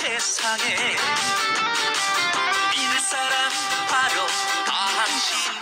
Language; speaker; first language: Korean; non-native, learner; Cebuano